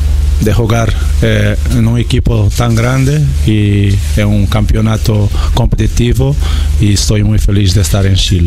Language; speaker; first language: Spanish; non-native, learner; Portuguese